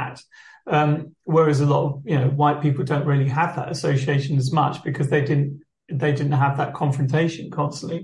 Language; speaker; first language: English; native; English